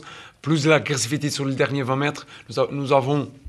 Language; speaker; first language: French; non-native, fluent; Portuguese